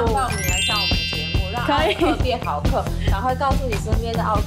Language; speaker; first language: Chinese; native; Chinese